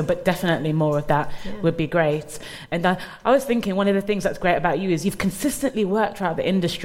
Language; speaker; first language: English; native; English